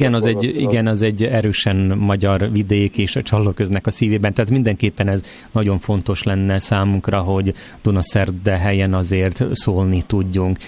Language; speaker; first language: Hungarian; native; Hungarian